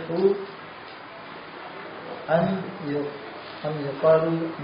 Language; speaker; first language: Arabic; non-native, learner; Indonesian